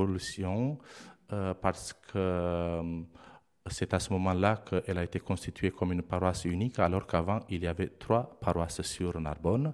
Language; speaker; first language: French; non-native, fluent; Romanian